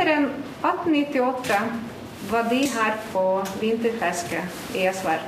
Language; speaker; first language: Norwegian; non-native, fluent; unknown